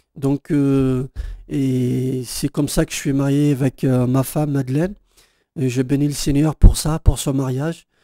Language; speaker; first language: French; non-native, local second language; Kabyle